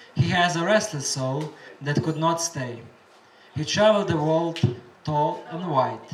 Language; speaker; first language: English; non-native, fluent; Slovenian